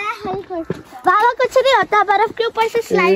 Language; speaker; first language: Urdu; native; Urdu